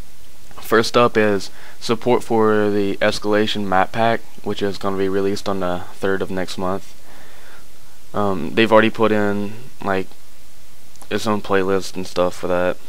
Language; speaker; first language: English; native; English